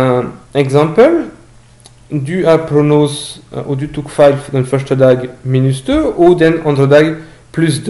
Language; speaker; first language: Norwegian; non-native, learner; French